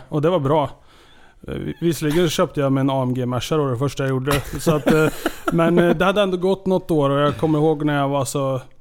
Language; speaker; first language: Swedish; native; Swedish